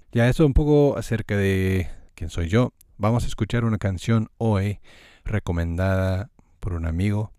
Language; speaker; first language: Spanish; non-native, fluent; English